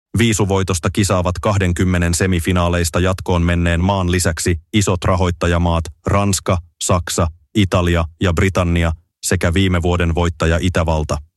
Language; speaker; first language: Finnish; native; Finnish